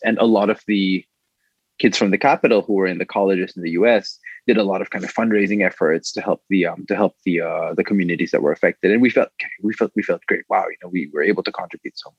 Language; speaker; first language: English; non-native, local second language; Filipino